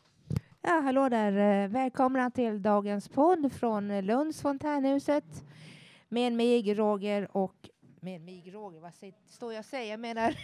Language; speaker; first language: Swedish; native; Swedish